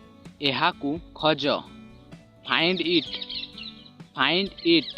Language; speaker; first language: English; non-native, local second language; Odia